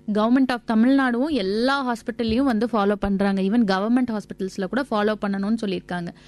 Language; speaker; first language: Tamil; native; Tamil